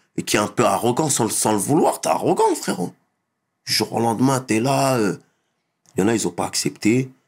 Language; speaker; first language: French; native; French